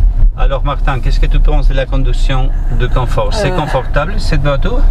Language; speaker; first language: French; non-native, learner; Spanish